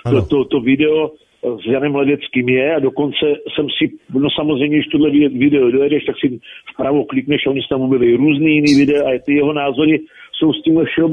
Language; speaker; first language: Czech; native; Czech